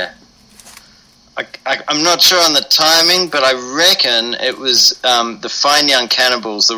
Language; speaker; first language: English; native; English